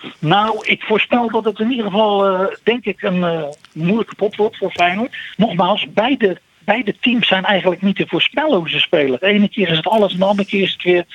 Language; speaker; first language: Dutch; native; Dutch